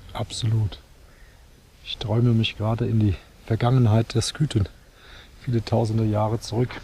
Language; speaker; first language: German; native; German